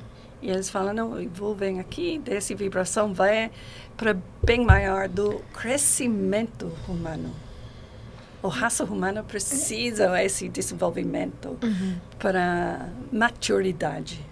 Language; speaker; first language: Portuguese; non-native, fluent; English